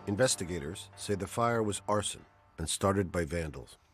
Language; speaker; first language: English; native; English